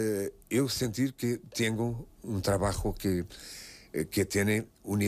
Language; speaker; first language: Spanish; non-native, fluent; Portuguese